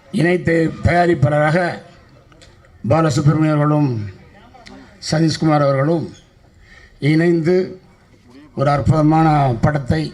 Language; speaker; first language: Tamil; native; Tamil